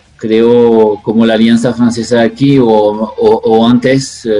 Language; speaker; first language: Spanish; non-native, fluent; French